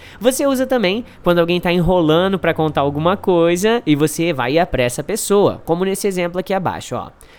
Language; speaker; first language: Portuguese; native; Portuguese